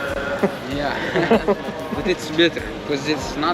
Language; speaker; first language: English; non-native, learner; Arabic